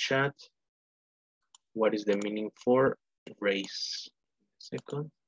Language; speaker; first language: English; non-native, fluent; Spanish